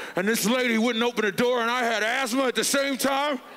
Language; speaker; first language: English; native; English